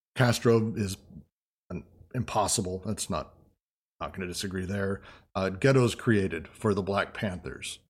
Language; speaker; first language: English; native; English